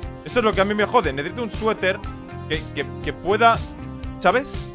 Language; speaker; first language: Spanish; native; Spanish